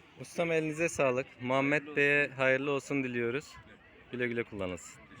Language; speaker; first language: Turkish; native; Turkish